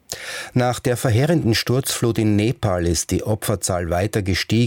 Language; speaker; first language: German; native; German